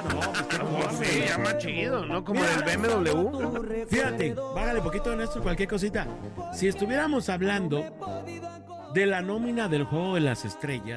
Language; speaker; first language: Spanish; native; Spanish